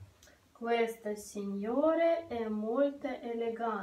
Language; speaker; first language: Italian; non-native, learner; Russian